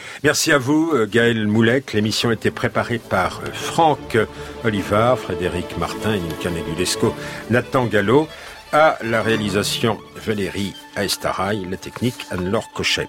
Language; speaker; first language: French; native; French